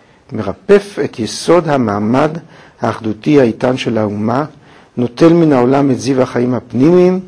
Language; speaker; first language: Hebrew; native; Hebrew